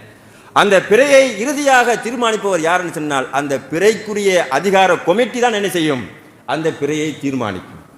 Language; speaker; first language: Tamil; native; Tamil